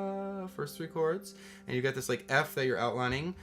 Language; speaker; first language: English; native; English